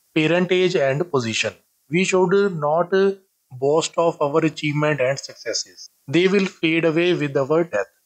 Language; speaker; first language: English; non-native, local second language; Punjabi